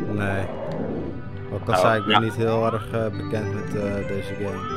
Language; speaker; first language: Dutch; native; Dutch